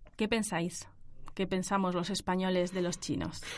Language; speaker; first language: Spanish; native; Spanish